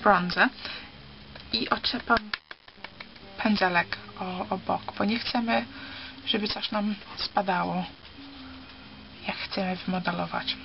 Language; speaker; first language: Polish; early bilingual, heritage; Polish